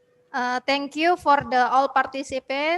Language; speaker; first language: English; non-native, learner; Indonesian